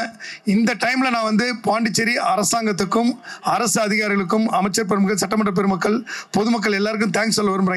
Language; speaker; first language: Tamil; native; Tamil